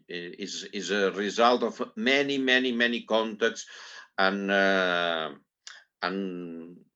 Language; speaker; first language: English; non-native, learner; Catalan